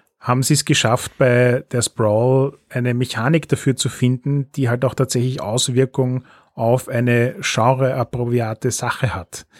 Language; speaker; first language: German; native; German